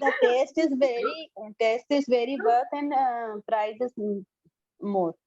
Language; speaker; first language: English; non-native, learner; Hindi